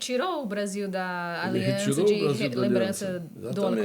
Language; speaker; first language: Portuguese; non-native, fluent; English